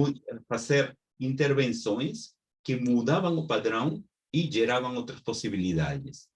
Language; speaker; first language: Portuguese; non-native, fluent; Spanish